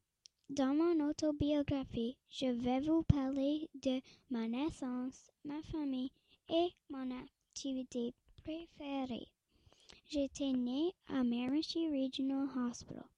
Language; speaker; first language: French; non-native, local second language; English